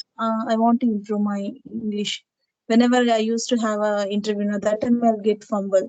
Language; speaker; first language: English; non-native, learner; Telugu